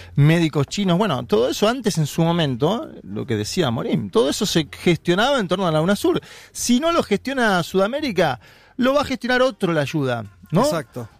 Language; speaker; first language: Spanish; native; Spanish